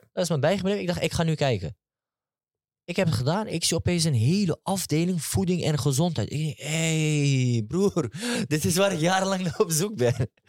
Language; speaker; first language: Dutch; early bilingual, other home language; Turkish